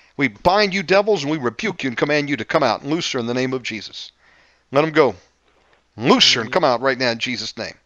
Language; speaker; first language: English; native; English